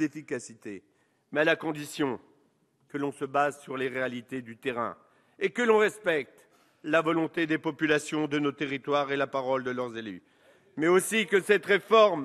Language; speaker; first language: French; native; French